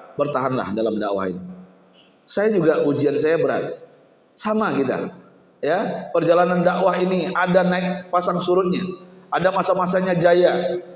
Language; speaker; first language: Indonesian; native; Indonesian